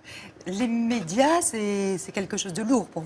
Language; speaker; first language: French; native; French